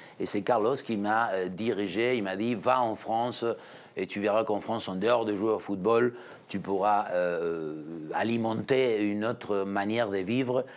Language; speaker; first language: French; non-native, fluent; Spanish